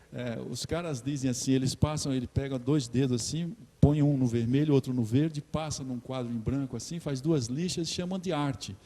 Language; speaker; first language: Portuguese; native; Portuguese